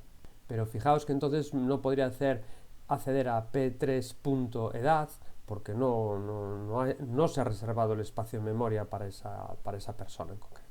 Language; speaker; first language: Spanish; native; Spanish